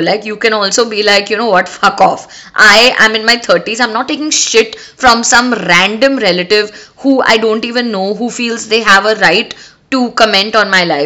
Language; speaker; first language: English; non-native, local second language; Hindi